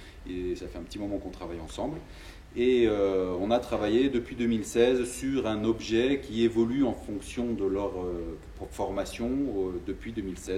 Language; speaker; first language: French; native; French